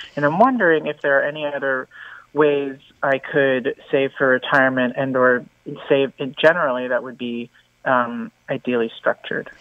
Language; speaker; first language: English; native; English